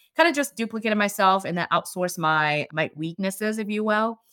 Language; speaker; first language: English; non-native, fluent; Chinese